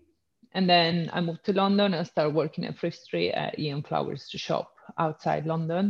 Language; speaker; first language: English; non-native, fluent; Italian